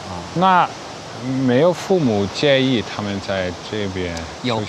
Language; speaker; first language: Chinese; non-native, fluent; Dutch